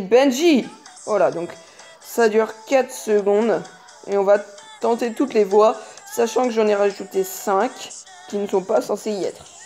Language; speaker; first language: French; native; French